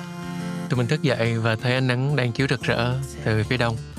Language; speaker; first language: Vietnamese; native; Vietnamese